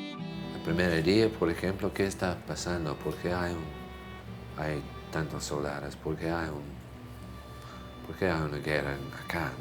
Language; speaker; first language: Spanish; non-native, fluent; English